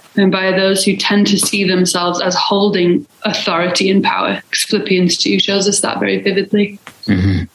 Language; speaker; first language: English; native; English